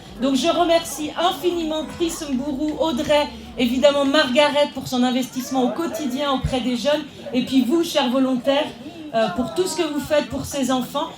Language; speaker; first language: French; native; French